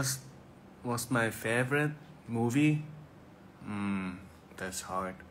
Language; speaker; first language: English; non-native, fluent; Thai